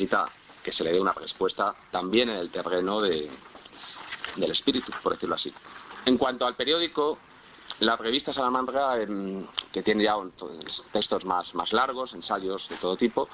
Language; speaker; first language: Spanish; native; Spanish